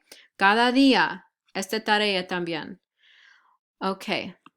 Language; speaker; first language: Spanish; non-native, fluent; English